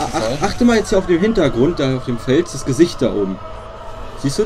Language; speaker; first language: German; native; German